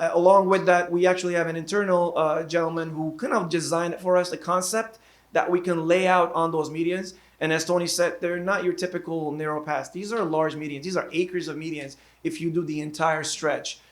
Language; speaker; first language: English; native; English